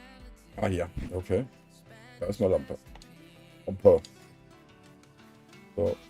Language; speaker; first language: German; native; German